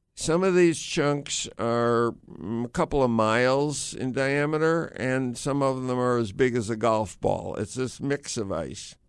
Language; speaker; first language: English; native; English